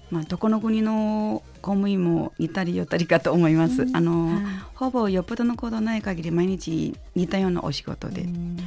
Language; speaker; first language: Japanese; non-native, fluent; Chinese